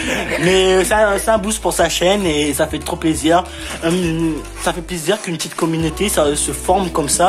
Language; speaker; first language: French; native; French